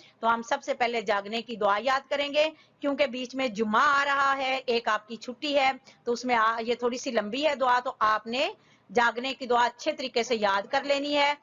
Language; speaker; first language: Urdu; native; Urdu